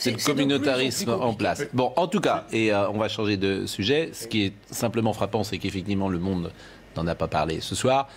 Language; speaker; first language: French; native; French